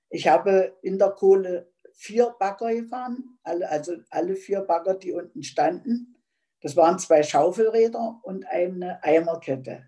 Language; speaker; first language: German; native; German